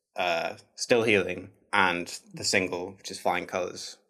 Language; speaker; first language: English; native; English